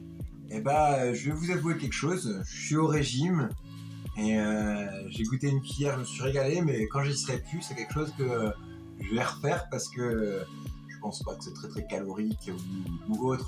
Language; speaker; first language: French; native; French